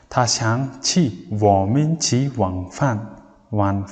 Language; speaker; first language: Chinese; non-native, fluent; Mongolian